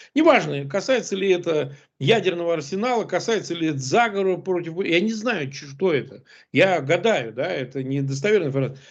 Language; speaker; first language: Russian; native; Russian